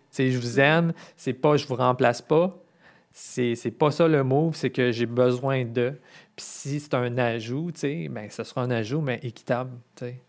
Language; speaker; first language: French; native; French